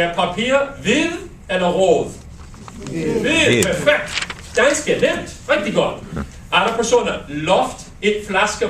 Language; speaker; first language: Danish; non-native, learner; English